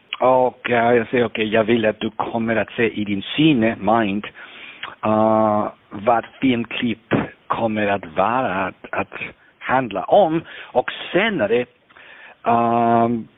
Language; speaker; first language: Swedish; non-native, fluent; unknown